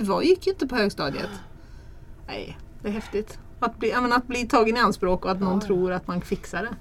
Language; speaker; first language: Swedish; early bilingual, other home language; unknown